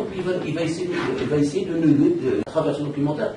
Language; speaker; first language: French; non-native, local second language; Arabic